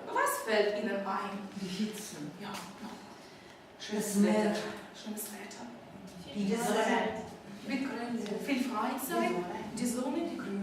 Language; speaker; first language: German; non-native, fluent; Ukrainian